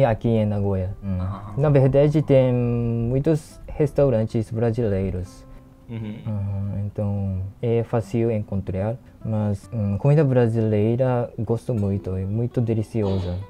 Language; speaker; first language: Portuguese; non-native, learner; Japanese